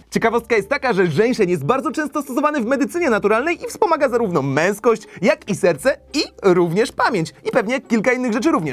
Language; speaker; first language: Polish; native; Polish